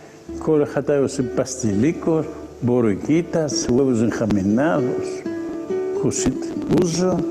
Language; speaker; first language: Hebrew; non-native, fluent; Ladino